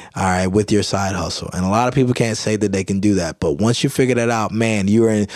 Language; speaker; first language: English; native; English